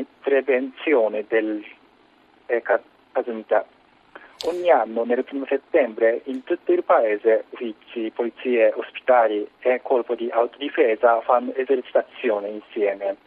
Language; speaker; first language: Italian; non-native, learner; Japanese